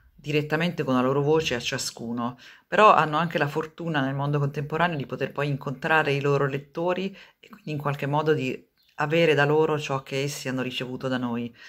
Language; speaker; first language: Italian; native; Italian